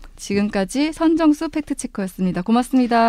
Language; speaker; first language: Korean; native; Korean